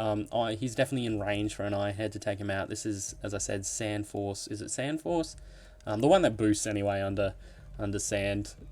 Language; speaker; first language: English; native; English